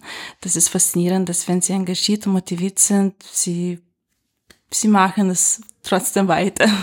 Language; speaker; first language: German; non-native, fluent; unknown